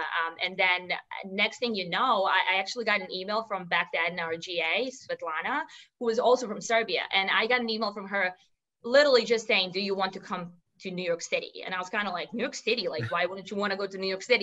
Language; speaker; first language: English; non-native, fluent; Serbian